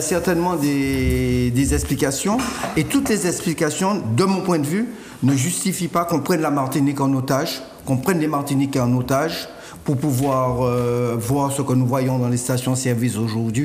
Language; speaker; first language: French; native; French